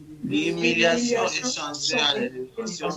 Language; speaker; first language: French; non-native, local second language; Lingala